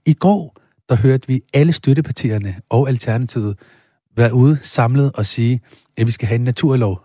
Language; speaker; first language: Danish; early bilingual, other home language; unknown